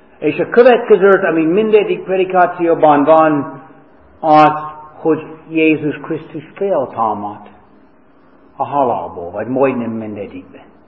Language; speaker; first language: Hungarian; non-native, fluent; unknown